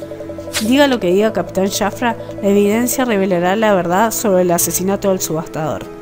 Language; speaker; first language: Spanish; native; Spanish